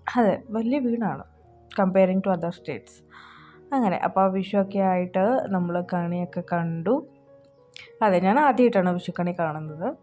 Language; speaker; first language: Malayalam; early bilingual, heritage; Malayalam